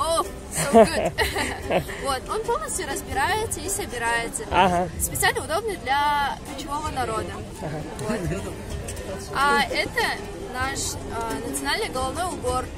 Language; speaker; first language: Russian; non-native, local second language; Kyrgyz